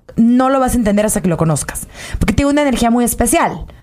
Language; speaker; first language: Spanish; native; Spanish